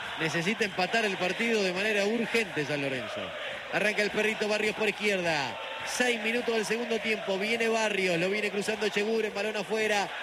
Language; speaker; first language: Spanish; native; Spanish